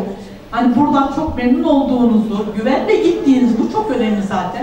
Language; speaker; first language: Turkish; native; Turkish